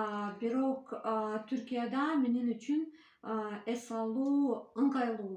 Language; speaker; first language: Kyrgyz; non-native, learner; Russian